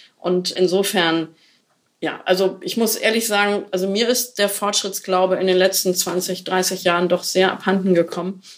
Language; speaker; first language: German; native; German